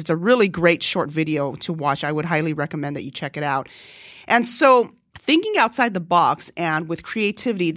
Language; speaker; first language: English; non-native, fluent; Korean